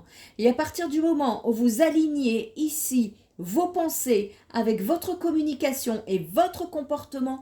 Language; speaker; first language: French; native; French